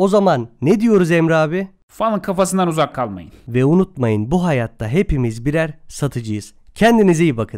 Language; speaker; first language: Turkish; native; Turkish